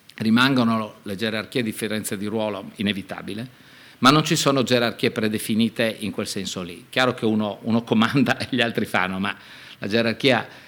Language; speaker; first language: Italian; native; Italian